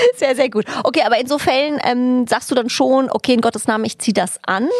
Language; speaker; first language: German; early bilingual, other home language; Spanish